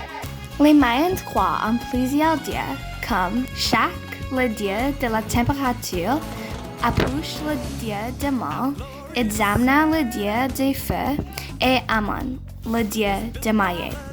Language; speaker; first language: French; non-native, learner; English